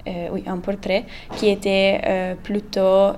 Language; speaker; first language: French; non-native, learner; Italian